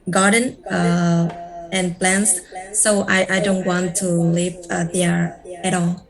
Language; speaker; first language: English; non-native, learner; Vietnamese